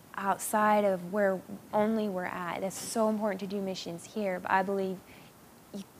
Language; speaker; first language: English; native; English